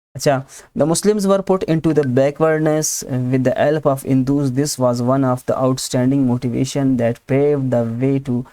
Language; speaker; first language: English; non-native, local second language; Urdu